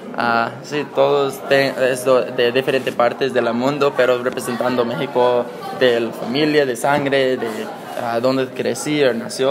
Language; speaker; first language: Spanish; non-native, learner; English